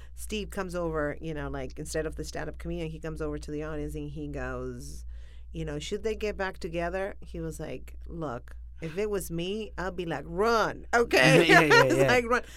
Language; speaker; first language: English; non-native, fluent; Spanish